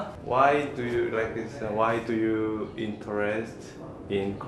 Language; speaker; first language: English; non-native, learner; Korean